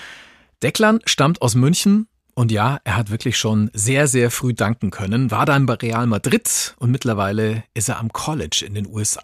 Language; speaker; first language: German; native; German